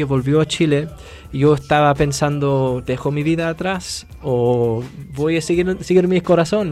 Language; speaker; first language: Spanish; non-native, fluent; English